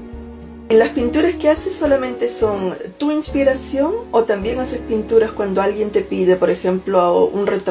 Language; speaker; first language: Spanish; native; Spanish